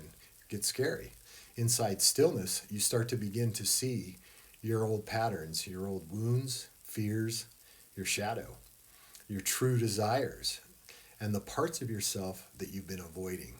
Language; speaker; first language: English; native; English